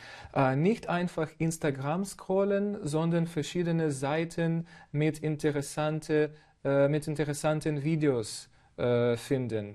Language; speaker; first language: German; non-native, fluent; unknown